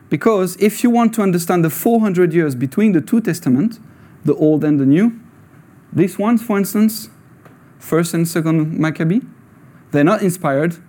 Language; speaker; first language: English; non-native, fluent; French